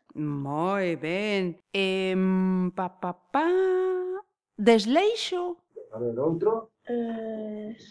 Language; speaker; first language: Galician; native; Galician